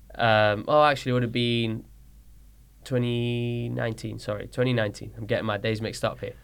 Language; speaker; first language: English; early bilingual, other home language; Spanish